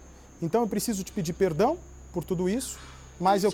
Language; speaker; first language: Portuguese; native; Portuguese